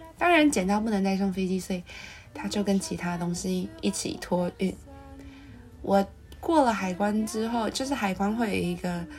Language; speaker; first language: Chinese; native; Chinese